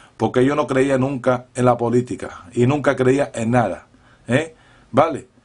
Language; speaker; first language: Spanish; native; Spanish